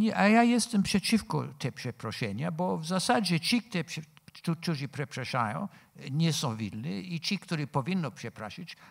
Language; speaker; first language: Polish; non-native, fluent; English